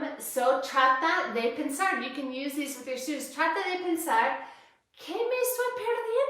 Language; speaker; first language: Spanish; non-native, fluent; English